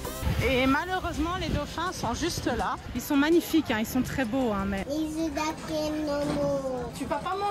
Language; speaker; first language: French; native; French